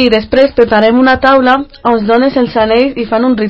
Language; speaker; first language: Catalan; non-native, learner; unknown